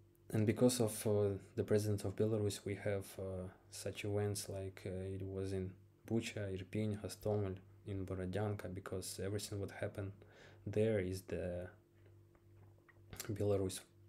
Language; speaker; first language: English; non-native, fluent; Ukrainian